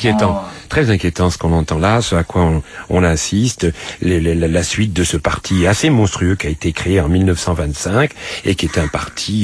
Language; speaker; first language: French; native; French